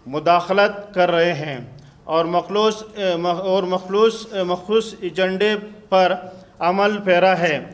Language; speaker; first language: Urdu; non-native, local second language; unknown